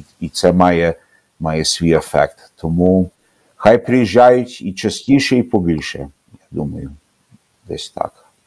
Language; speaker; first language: Ukrainian; early bilingual, heritage; Ukrainian